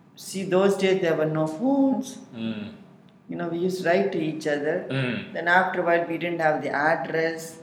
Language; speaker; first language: English; non-native, local second language; Tamil